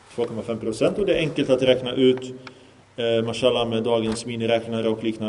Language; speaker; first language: Swedish; early bilingual, other home language; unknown